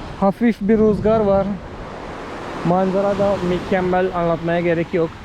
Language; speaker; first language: Turkish; non-native, fluent; Malayalam